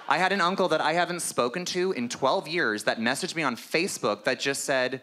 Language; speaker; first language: English; native; English